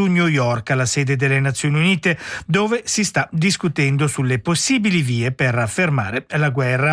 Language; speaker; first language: Italian; native; Italian